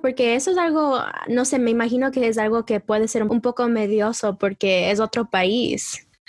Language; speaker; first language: Spanish; early bilingual, heritage; Spanish